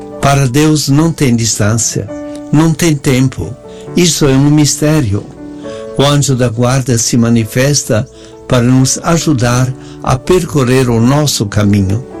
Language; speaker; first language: Portuguese; non-native, fluent; Italian